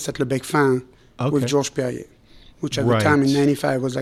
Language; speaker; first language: English; non-native, fluent; French